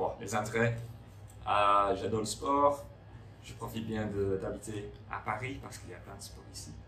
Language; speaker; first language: French; non-native, fluent; English